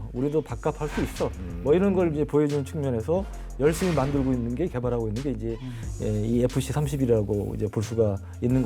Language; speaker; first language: Korean; native; Korean